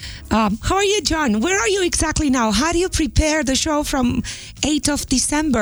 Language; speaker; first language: English; non-native, fluent; Romanian